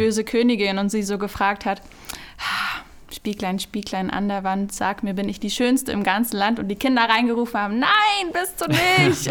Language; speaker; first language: German; native; German